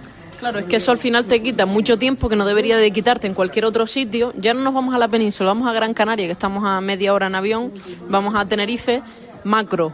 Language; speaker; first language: Spanish; native; Spanish